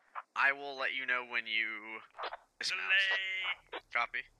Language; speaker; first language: English; native; English